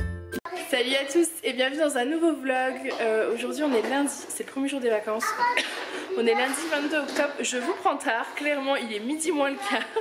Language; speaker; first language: French; native; French